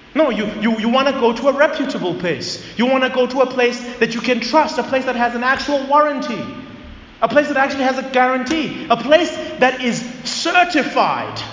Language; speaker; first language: English; non-native, local second language; Zulu